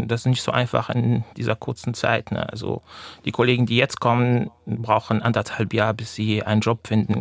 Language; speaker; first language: German; non-native, fluent; Arabic